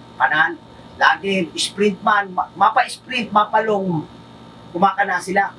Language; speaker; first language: Filipino; native; Filipino